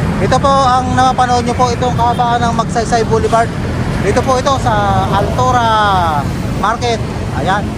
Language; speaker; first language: Filipino; native; Filipino